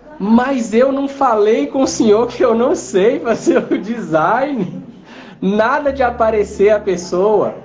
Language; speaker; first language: Portuguese; native; Portuguese